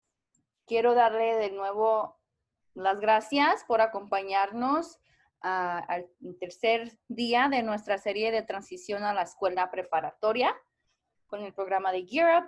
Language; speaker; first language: Spanish; early bilingual, heritage; Spanish